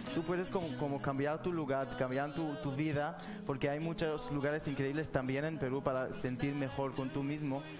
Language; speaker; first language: Spanish; non-native, learner; Hebrew